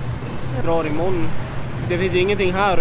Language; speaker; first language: Swedish; native; Swedish